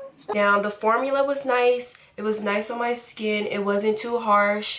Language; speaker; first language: English; native; English